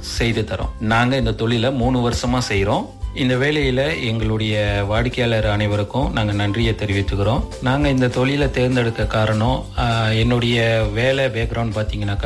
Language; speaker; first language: Tamil; early bilingual, heritage; Tamil